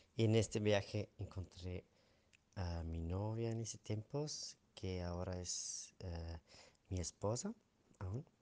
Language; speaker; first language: Spanish; non-native, fluent; Dutch